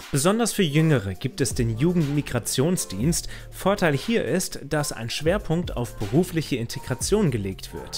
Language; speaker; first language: German; native; German